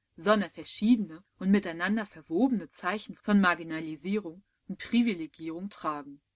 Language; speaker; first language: German; native; German